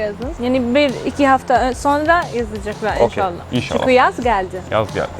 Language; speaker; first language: Turkish; non-native, learner; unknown